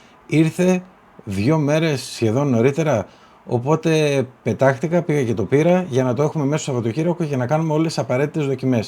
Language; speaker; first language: Greek; native; Greek